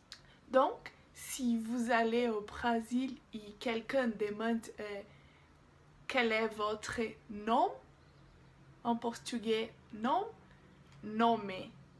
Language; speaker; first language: French; non-native, learner; Portuguese